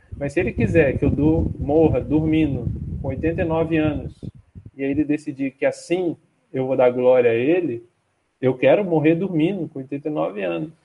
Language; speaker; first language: Portuguese; native; Portuguese